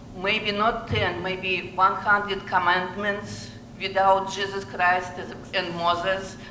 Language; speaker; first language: English; non-native, learner; Russian